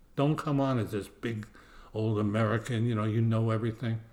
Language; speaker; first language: English; native; English